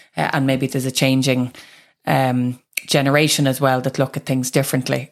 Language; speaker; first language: English; native; English